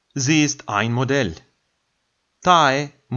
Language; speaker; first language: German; non-native, fluent; Macedonian